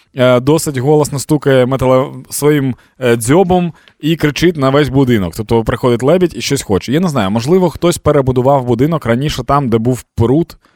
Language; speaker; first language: Ukrainian; non-native, local second language; Russian